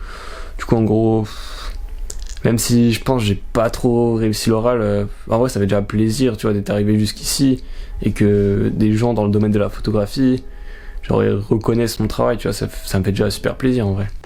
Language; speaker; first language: French; native; French